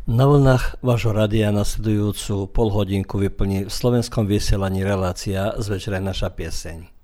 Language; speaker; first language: Slovak; early bilingual, heritage; Slovak